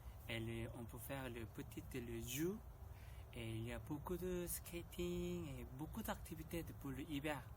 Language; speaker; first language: French; non-native, learner; Korean